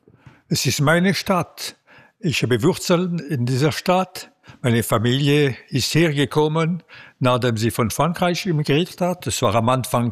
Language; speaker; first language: German; non-native, local second language; French